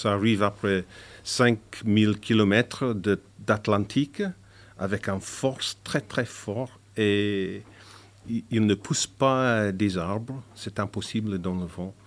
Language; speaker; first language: French; non-native, fluent; English